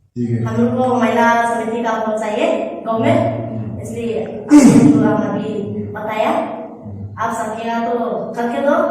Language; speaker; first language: Hindi; non-native, local second language; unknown